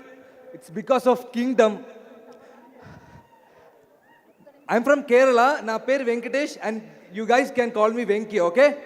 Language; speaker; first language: Telugu; non-native, learner; Malayalam